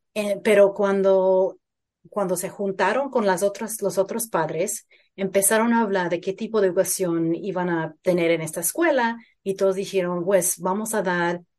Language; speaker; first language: Spanish; early bilingual, heritage; Spanish